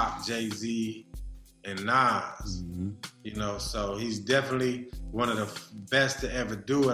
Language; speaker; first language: English; native; English